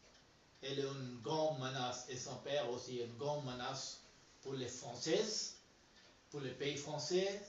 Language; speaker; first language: French; non-native, learner; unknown